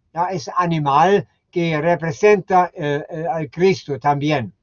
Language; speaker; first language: Spanish; non-native, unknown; German